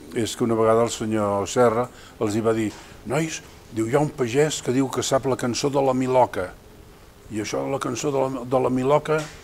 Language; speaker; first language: Catalan; native; Catalan